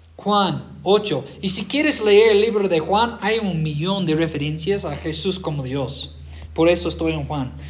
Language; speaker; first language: Spanish; non-native, fluent; English